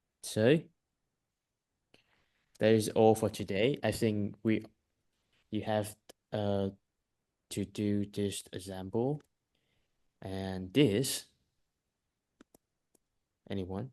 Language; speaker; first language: English; non-native, fluent; Vietnamese